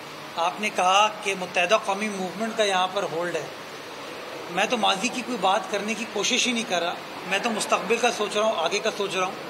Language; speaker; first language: Urdu; native; Urdu